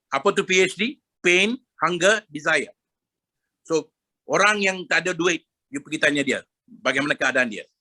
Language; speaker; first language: Malay; non-native, local second language; Tamil